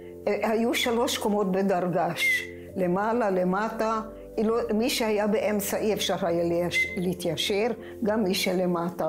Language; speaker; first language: Hebrew; non-native, fluent; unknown